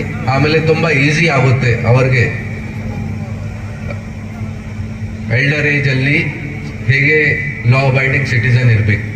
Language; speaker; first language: Kannada; non-native, fluent; Hindi